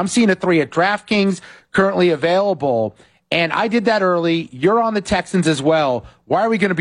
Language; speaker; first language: English; native; English